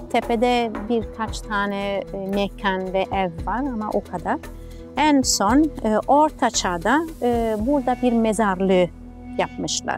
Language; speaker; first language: Turkish; non-native, fluent; Italian